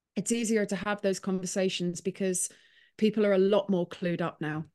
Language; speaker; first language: English; native; English